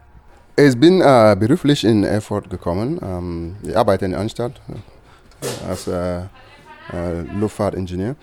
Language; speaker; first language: German; non-native, fluent; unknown